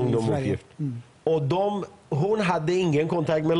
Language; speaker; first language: Swedish; non-native, fluent; Persian